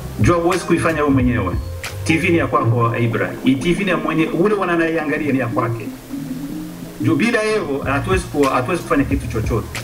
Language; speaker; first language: Swahili; non-native, local second language; Rundi